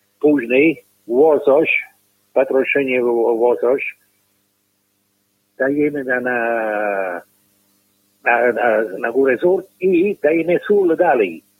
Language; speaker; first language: Polish; non-native, learner; Italian